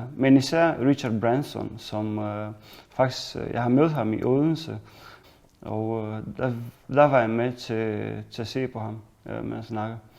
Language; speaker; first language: Danish; non-native, fluent; Romanian